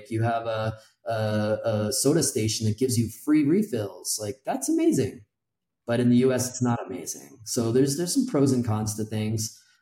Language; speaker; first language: English; native; English